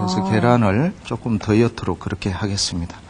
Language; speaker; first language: Korean; native; Korean